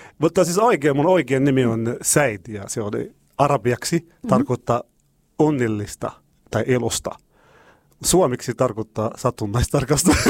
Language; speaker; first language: Finnish; non-native, learner; Arabic